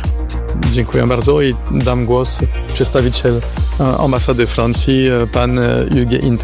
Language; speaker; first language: Polish; non-native, fluent; French